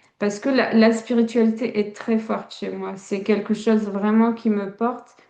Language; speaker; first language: French; early bilingual, other home language; Tachelhit